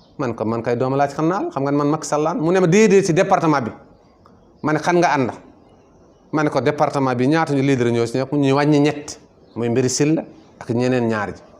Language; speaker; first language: Wolof; non-native, local second language; Fula